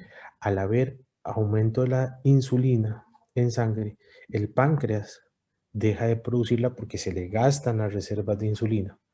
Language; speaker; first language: Spanish; native; Spanish